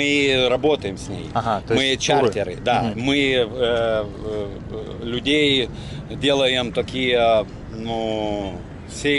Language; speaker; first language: Russian; non-native, local second language; Lithuanian